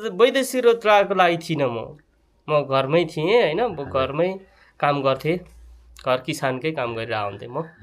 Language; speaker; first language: Nepali; native; Nepali